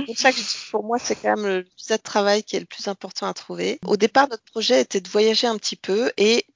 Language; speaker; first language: French; native; French